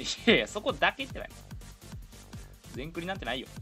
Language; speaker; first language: Japanese; native; Japanese